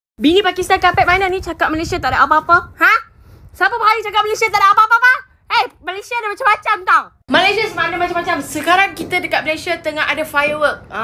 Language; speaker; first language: Malay; native; Malay